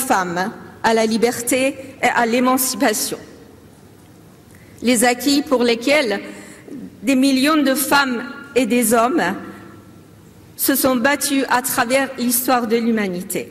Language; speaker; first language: French; non-native, fluent; Persian